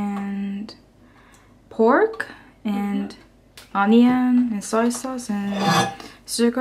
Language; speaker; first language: English; non-native, learner; Korean